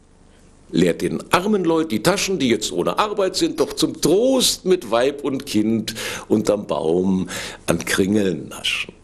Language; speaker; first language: German; native; German